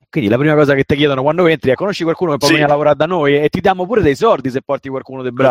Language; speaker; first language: Italian; native; Italian